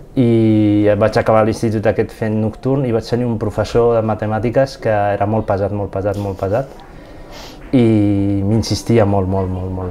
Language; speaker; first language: Catalan; non-native, fluent; Arabic